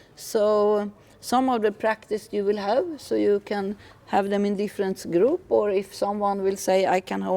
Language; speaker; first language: English; non-native, fluent; Swedish